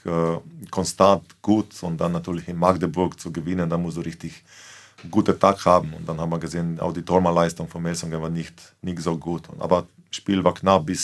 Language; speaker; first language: German; non-native, fluent; Slovenian